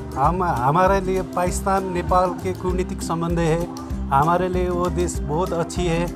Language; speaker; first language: Hindi; non-native, learner; Nepali